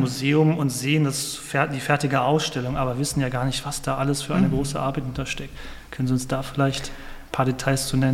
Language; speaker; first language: German; native; German